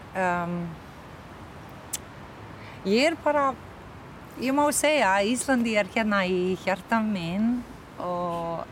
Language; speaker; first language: Icelandic; non-native, learner; Albanian